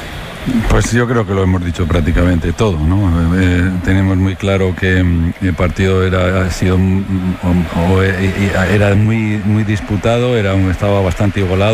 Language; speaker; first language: Spanish; native; Spanish